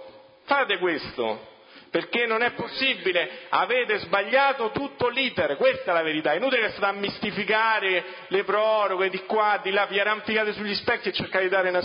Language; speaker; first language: Italian; native; Italian